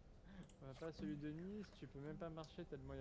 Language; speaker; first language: French; native; French